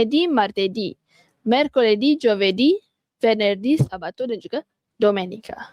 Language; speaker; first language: Italian; non-native, fluent; Malay